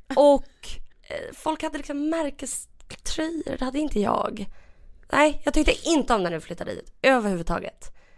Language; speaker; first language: Swedish; early bilingual, other home language; Russian